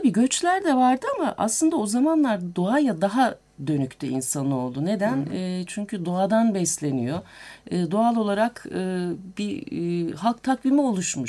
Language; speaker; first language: Turkish; native; Turkish